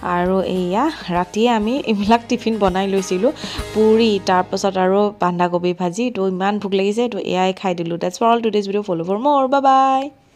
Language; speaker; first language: Assamese; non-native, local second language; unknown